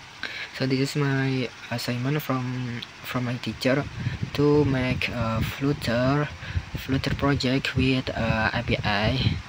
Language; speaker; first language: English; non-native, learner; Indonesian